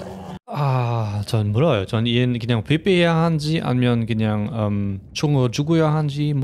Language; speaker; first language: Korean; non-native, fluent; German